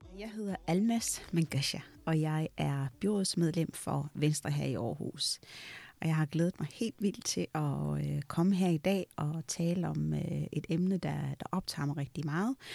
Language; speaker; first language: Danish; early bilingual, other home language; Amharic